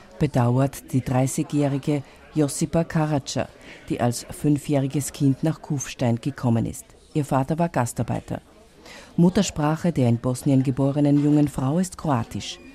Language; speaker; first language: German; native; German